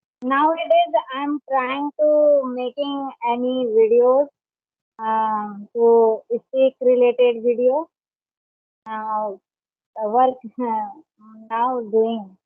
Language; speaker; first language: English; non-native, learner; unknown